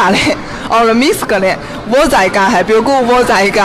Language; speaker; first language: Hindi; non-native, fluent; Chinese